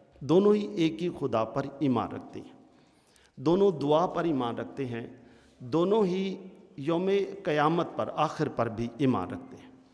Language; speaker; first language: Urdu; non-native, local second language; Punjabi